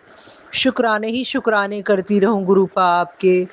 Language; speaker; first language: Hindi; native; Hindi